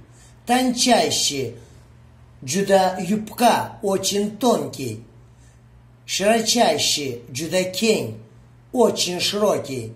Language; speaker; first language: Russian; non-native, fluent; Uzbek